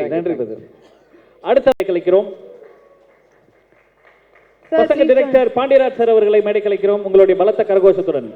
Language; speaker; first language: Tamil; native; Tamil